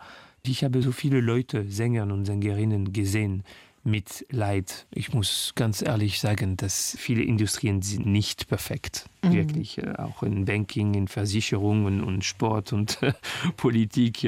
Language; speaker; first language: German; non-native, learner; French